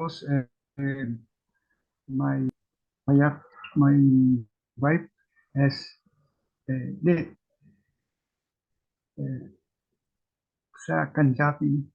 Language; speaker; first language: English; non-native, learner; Indonesian